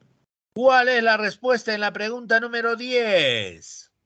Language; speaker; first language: Spanish; native; Spanish